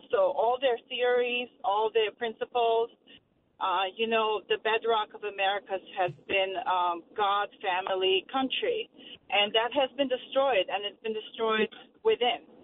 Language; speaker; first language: English; early bilingual, other home language; Croatian